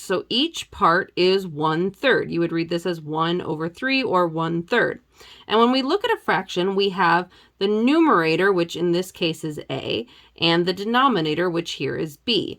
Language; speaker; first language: English; native; English